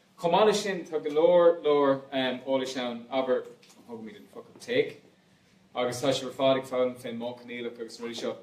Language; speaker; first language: Irish; native; Irish